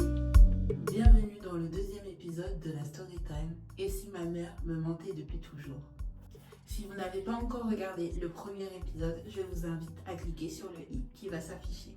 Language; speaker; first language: French; native; French